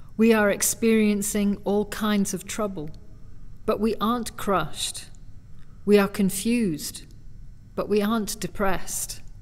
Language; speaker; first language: English; native; English